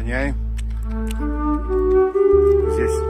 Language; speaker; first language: Russian; non-native, local second language; Uzbek